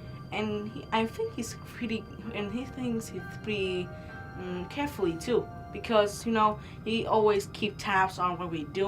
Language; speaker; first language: English; non-native, learner; Vietnamese